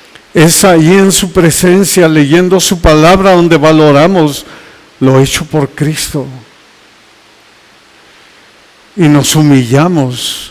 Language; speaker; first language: Spanish; native; Spanish